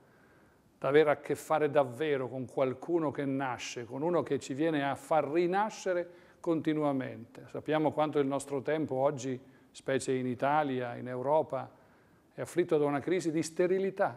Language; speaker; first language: Italian; native; Italian